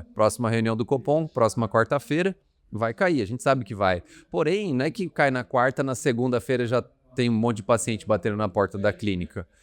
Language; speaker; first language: Portuguese; native; Portuguese